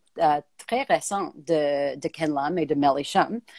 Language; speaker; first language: French; native; French